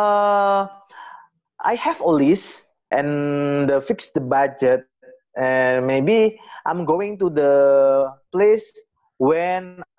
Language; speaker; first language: English; non-native, learner; Indonesian